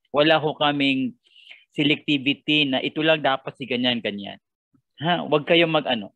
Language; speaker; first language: Filipino; non-native, local second language; Cebuano